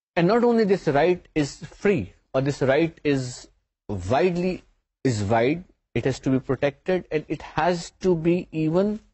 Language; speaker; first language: English; non-native, local second language; Urdu